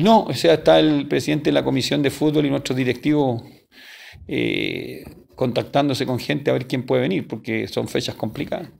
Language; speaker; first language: Spanish; native; Spanish